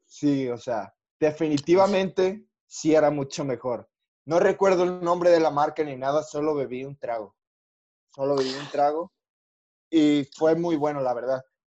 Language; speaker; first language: Spanish; native; Spanish